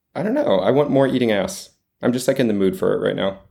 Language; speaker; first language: English; native; English